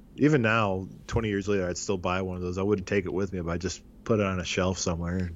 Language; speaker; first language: English; native; English